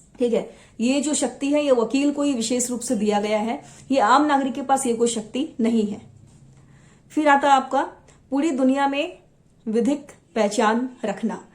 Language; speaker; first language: Hindi; non-native, local second language; Assamese